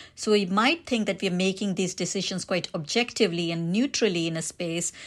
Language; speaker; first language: English; non-native, local second language; Hindi